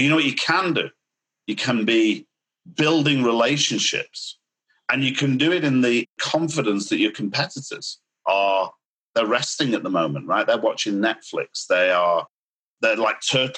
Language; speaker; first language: English; native; English